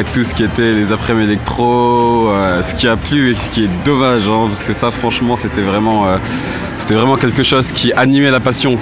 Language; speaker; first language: French; native; French